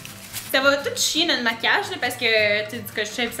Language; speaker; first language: French; native; French